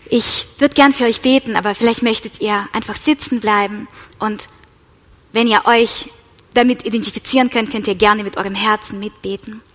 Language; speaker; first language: German; non-native, fluent; Russian